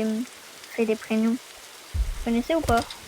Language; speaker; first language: French; native; French